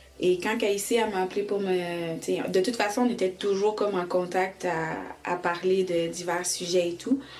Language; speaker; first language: French; early bilingual, other home language; Haitian Creole